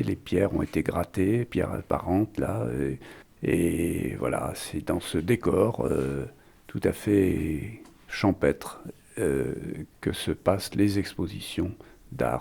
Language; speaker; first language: French; native; French